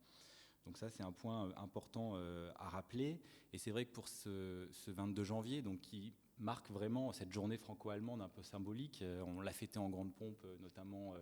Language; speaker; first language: French; native; French